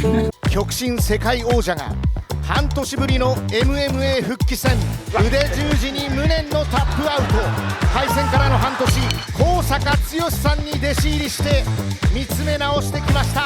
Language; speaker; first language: Japanese; native; Japanese